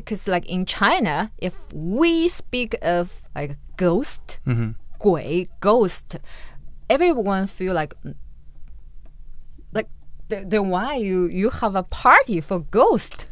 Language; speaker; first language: English; non-native, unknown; Chinese